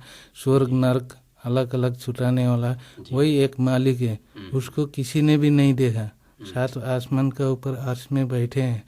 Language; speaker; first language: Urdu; non-native, learner; Nepali